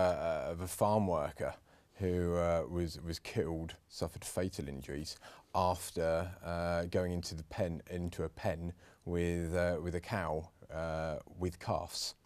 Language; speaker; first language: English; native; English